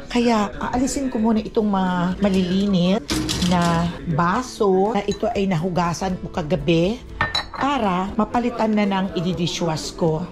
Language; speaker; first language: Filipino; non-native, local second language; Cebuano